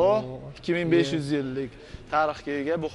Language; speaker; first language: Turkish; non-native, learner; Uzbek